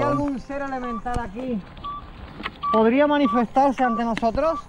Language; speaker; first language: Spanish; native; Spanish